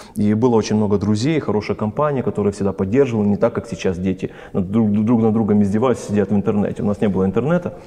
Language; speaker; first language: Russian; non-native, local second language; Ukrainian